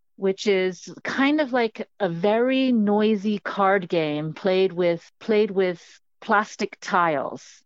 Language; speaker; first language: English; non-native, local second language; Cantonese